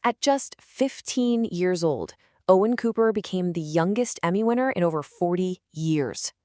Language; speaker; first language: English; native; English